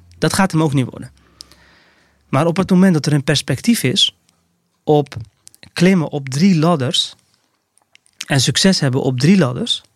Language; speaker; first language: Dutch; early bilingual, other home language; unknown